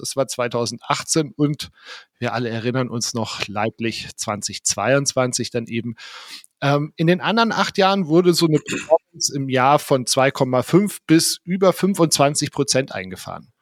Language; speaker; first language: German; native; German